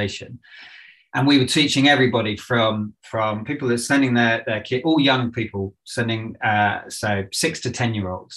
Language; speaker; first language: English; native; English